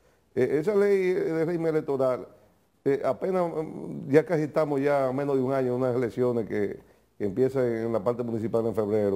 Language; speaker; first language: Spanish; native; Spanish